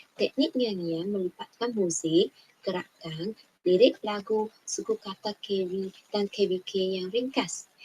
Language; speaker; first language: Malay; non-native, local second language; Chinese